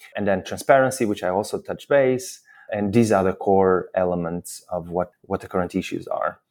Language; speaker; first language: English; non-native, fluent; Portuguese